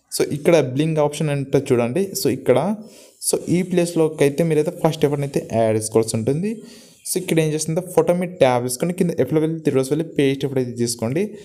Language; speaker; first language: Telugu; non-native, local second language; Gondi